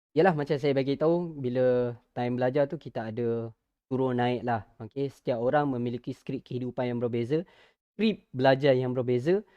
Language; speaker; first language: Malay; native; Malay